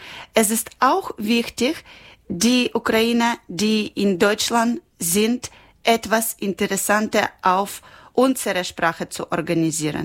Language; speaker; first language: German; non-native, learner; Ukrainian